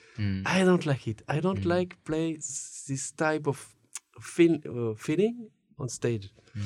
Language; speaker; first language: English; non-native, learner; French